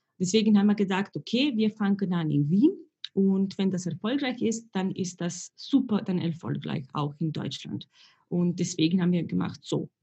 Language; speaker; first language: German; non-native, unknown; Slovenian